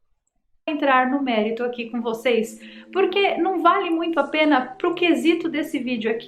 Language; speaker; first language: Portuguese; native; Portuguese